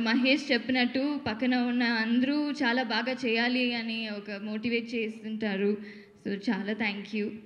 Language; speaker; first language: Telugu; non-native, learner; Tamil